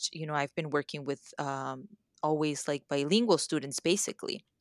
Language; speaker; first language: English; non-native, fluent; Spanish